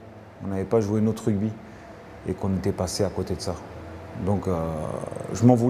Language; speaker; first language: French; native; French